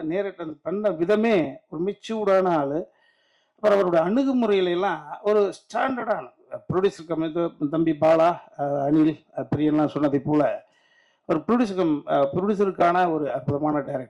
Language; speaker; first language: Tamil; native; Tamil